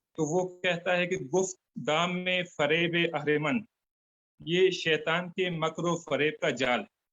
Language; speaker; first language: Urdu; non-native, fluent; Turkmen